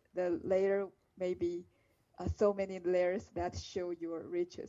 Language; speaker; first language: English; non-native, fluent; Chinese